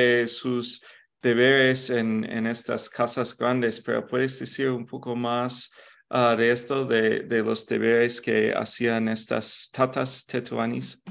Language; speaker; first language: Spanish; non-native, fluent; English